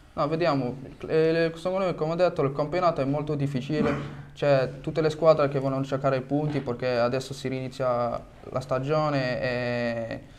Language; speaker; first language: Italian; non-native, fluent; French